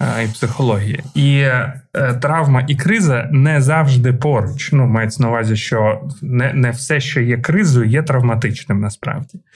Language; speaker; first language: Ukrainian; non-native, local second language; Russian